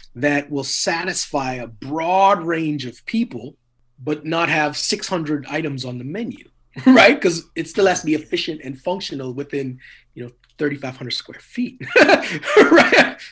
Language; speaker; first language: English; native; English